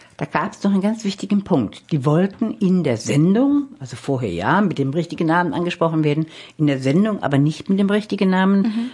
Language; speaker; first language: German; native; German